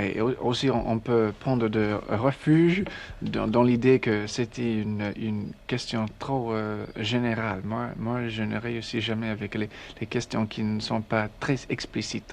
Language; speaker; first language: French; non-native, learner; English